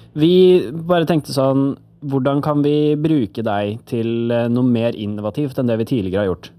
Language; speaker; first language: Norwegian; native; Norwegian